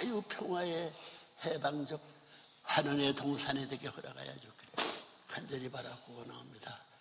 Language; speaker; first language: Korean; native; Korean